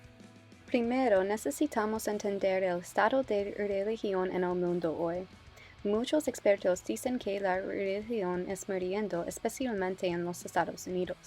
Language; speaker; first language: Spanish; non-native, learner; English